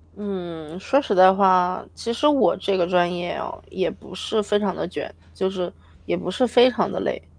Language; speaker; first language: Chinese; native; Chinese